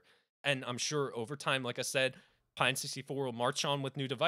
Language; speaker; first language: English; native; English